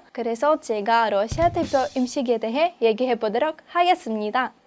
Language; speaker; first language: Korean; non-native, fluent; Russian